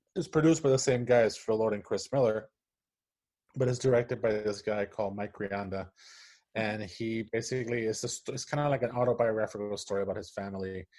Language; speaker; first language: English; non-native, fluent; Spanish